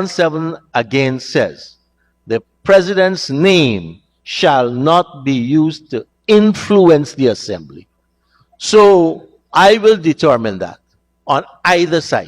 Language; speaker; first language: English; native; English